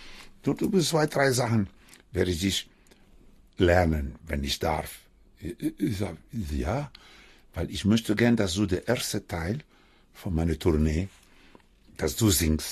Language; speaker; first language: German; non-native, fluent; Spanish